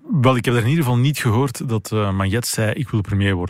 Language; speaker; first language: Dutch; native; Dutch